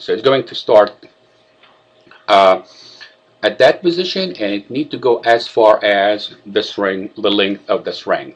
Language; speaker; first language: English; non-native, fluent; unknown